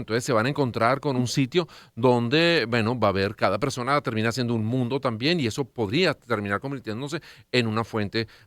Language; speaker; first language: Spanish; native; Spanish